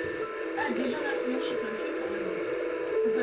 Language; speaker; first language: French; native; French